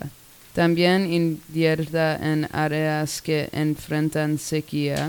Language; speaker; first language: Spanish; non-native, learner; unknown